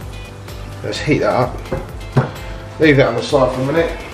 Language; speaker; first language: English; native; English